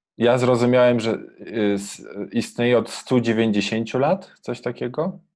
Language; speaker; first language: Polish; native; Polish